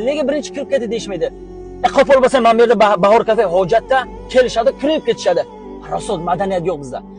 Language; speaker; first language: Uzbek; non-native, local second language; Tajik